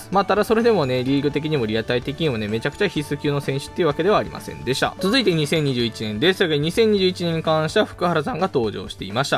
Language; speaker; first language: Japanese; native; Japanese